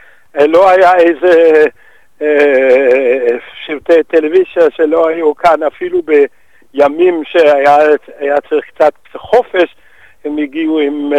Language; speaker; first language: Hebrew; non-native, fluent; Danish